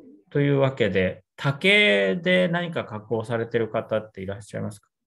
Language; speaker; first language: Japanese; native; Japanese